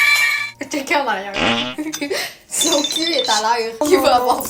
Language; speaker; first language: French; native; French